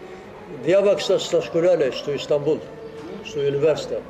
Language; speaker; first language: Greek; early bilingual, heritage; Greek